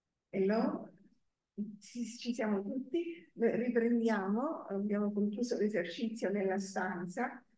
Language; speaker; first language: Italian; native; Italian